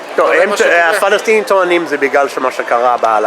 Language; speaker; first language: Hebrew; non-native, fluent; English